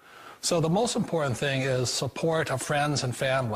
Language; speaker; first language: English; native; English